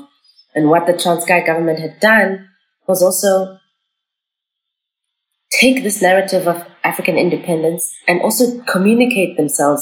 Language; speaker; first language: English; non-native, local second language; Xhosa